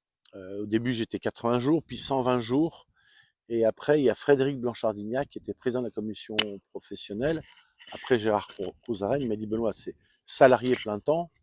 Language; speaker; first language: French; native; French